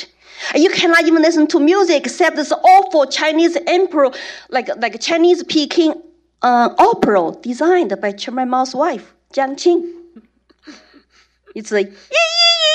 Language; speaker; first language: English; non-native, fluent; Chinese